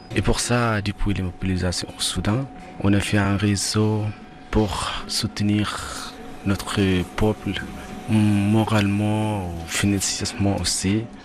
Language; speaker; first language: French; non-native, fluent; Arabic